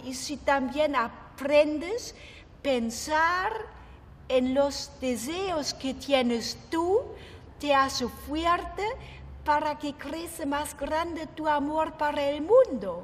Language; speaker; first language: Spanish; non-native, fluent; German